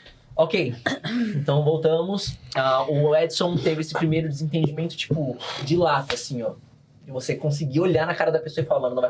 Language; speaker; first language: Portuguese; native; Portuguese